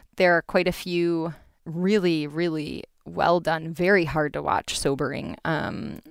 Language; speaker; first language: English; native; English